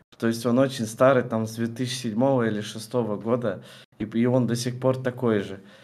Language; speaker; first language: Russian; native; Russian